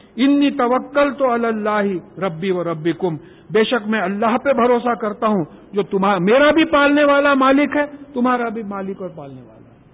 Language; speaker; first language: Urdu; native; Urdu